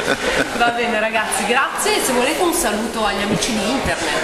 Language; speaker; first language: Italian; native; Italian